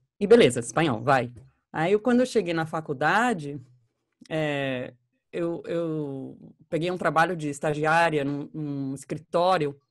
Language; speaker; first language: Portuguese; non-native, fluent; English